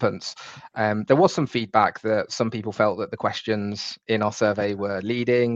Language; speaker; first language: English; native; English